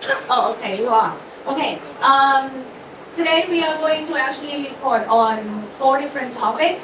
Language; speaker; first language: English; non-native, fluent; Thai